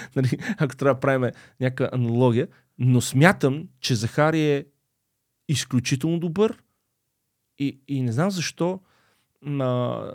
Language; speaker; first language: Bulgarian; early bilingual, other home language; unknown